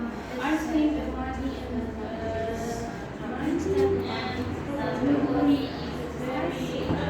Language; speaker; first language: English; non-native, learner; Uzbek